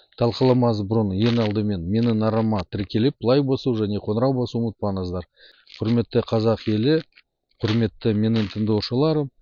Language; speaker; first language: Kazakh; non-native, local second language; Russian